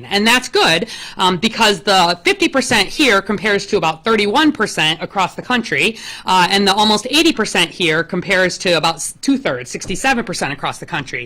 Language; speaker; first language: English; native; English